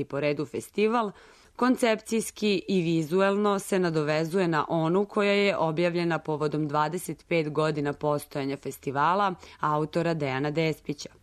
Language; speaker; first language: Serbian; native; Serbian